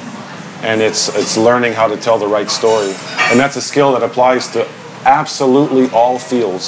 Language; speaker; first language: English; native; English